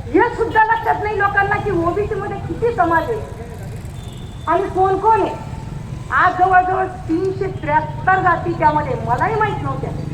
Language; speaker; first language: Marathi; native; Marathi